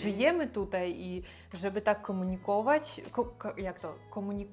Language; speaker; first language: Polish; non-native, learner; Russian